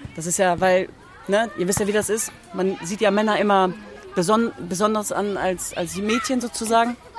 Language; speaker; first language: German; early bilingual, other home language; Kurdish